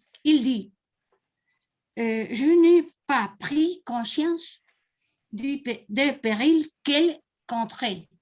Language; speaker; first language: French; non-native, learner; Spanish